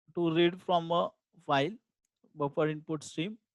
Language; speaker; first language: English; non-native, local second language; Marathi